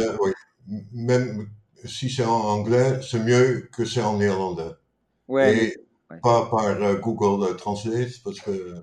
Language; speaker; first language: French; non-native, fluent; Dutch